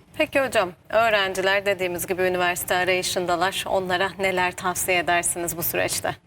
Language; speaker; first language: Turkish; native; Turkish